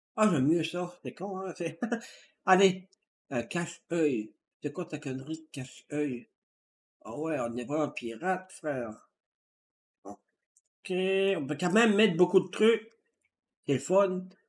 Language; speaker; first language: French; native; French